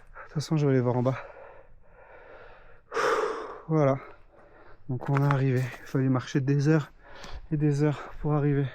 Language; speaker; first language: French; native; French